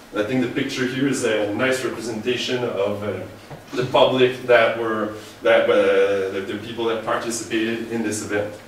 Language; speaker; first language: English; native; English